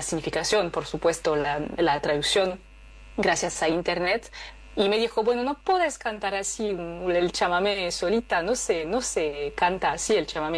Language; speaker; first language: Spanish; non-native, fluent; French